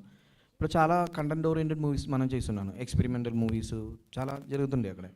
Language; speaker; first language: Telugu; non-native, learner; Malayalam